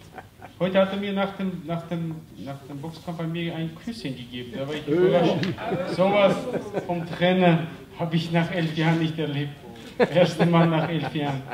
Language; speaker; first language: German; non-native, fluent; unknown